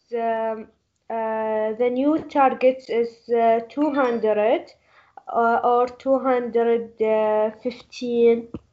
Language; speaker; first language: English; non-native, learner; Arabic